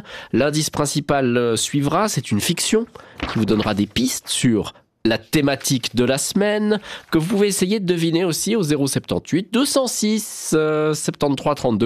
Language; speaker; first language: French; native; French